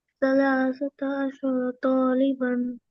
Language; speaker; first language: Arabic; non-native, learner; Bangla